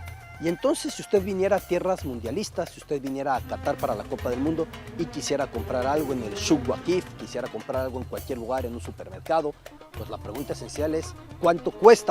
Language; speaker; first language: Spanish; native; Spanish